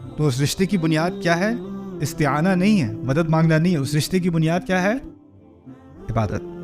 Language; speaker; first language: Urdu; early bilingual, heritage; Urdu